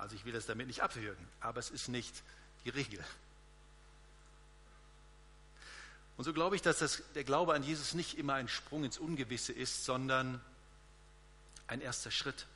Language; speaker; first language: German; native; German